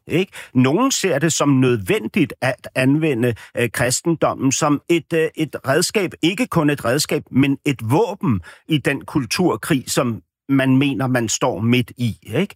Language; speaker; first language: Danish; native; Danish